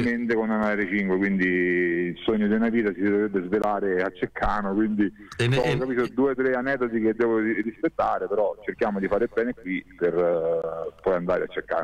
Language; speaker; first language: Italian; native; Italian